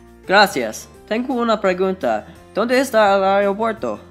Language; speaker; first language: Spanish; non-native, learner; English